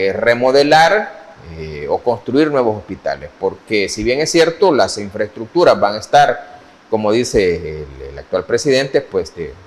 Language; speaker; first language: Spanish; native; Spanish